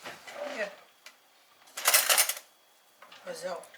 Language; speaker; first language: Dutch; non-native, learner; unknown